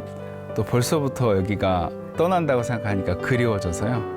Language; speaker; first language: Korean; native; Korean